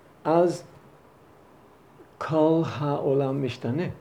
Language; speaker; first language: Hebrew; non-native, fluent; English